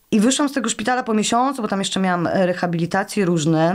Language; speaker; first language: Polish; native; Polish